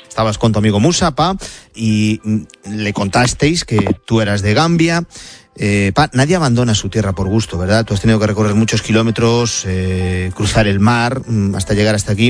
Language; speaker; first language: Spanish; native; Spanish